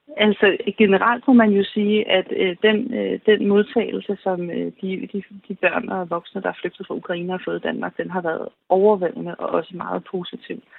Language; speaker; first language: Danish; native; Danish